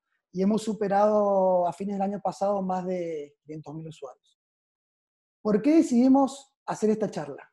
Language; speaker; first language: Spanish; native; Spanish